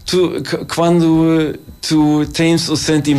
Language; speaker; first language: Portuguese; non-native, learner; German